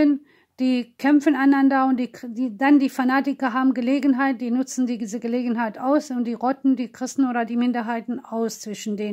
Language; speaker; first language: German; non-native, fluent; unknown